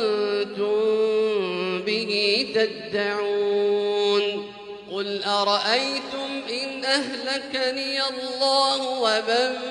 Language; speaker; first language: Arabic; native; Arabic